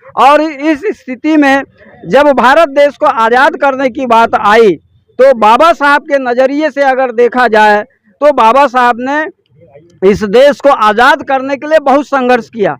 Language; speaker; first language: Hindi; native; Hindi